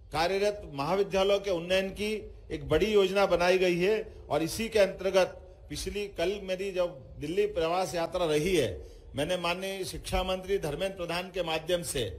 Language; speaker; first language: Hindi; native; Hindi